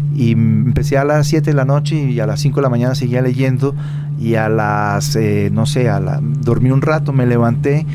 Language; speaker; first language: Spanish; native; Spanish